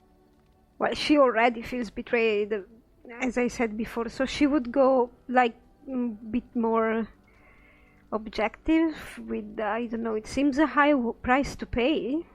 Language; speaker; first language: English; non-native, fluent; Italian